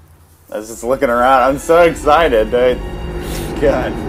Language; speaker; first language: English; native; English